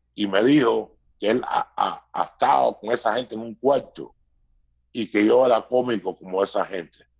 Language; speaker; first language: Spanish; early bilingual, heritage; Spanish